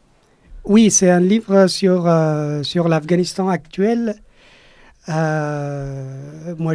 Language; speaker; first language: French; non-native, fluent; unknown